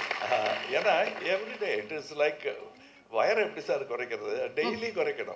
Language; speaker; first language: Tamil; native; Tamil